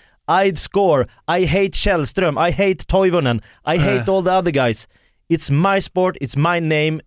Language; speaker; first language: English; non-native, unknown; Swedish